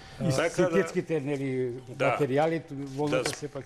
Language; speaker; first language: Macedonian; native; Macedonian